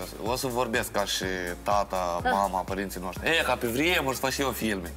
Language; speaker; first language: Romanian; native; Romanian